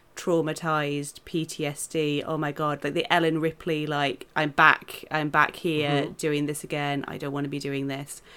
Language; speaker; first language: English; native; English